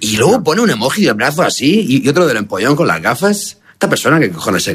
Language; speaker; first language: Spanish; native; Spanish